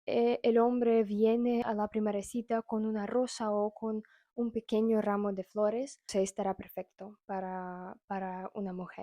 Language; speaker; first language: Spanish; non-native, fluent; Russian